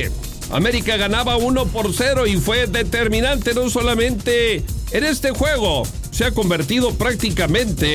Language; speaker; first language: Spanish; native; Spanish